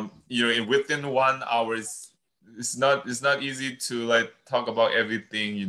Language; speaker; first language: English; non-native, fluent; Burmese